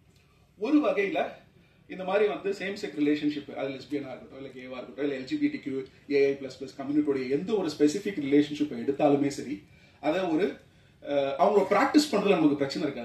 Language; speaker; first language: Tamil; native; Tamil